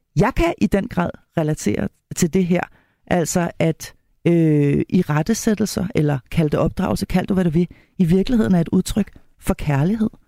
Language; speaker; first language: Danish; native; Danish